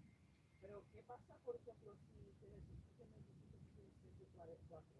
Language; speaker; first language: Spanish; non-native, fluent; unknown